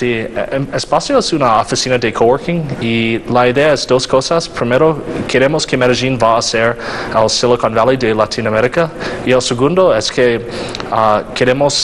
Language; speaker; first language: Spanish; non-native, learner; English